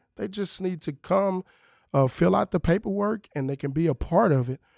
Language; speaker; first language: English; native; English